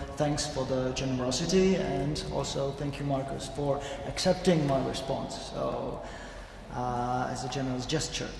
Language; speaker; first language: English; non-native, fluent; Czech